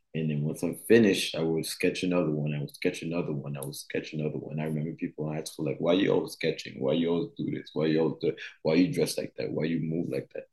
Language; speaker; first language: English; early bilingual, other home language; French